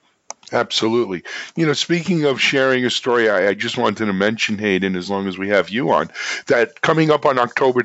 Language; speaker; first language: English; native; English